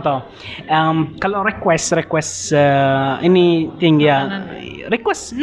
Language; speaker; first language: Indonesian; non-native, learner; Arabic